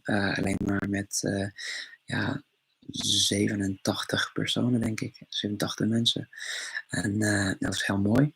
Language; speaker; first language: Dutch; non-native, fluent; English